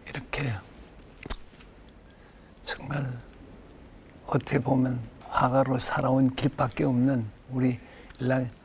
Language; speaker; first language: Korean; native; Korean